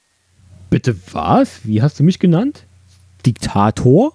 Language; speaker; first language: German; native; German